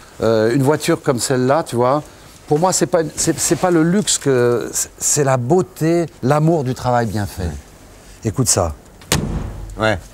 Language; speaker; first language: French; native; French